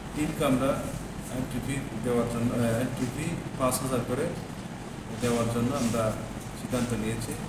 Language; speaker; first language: Bangla; non-native, local second language; Kok Borok